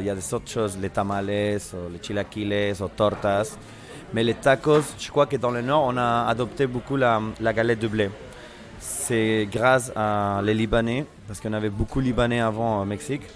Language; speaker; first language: French; non-native, fluent; Spanish